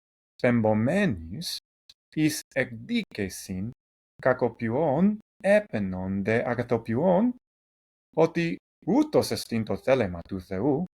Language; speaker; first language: Greek; non-native, fluent; English